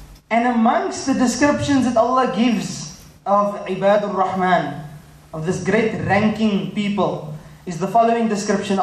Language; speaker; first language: English; native; English